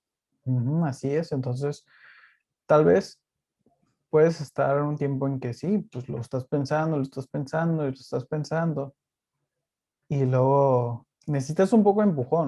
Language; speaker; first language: Spanish; native; Spanish